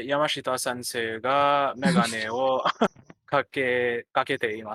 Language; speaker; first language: Japanese; non-native, learner; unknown